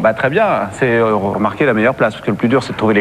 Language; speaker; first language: French; native; French